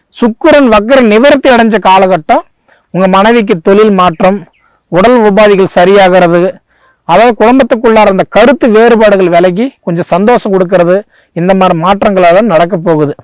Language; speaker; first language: Tamil; native; Tamil